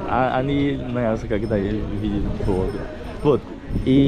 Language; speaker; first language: Russian; non-native, learner; Portuguese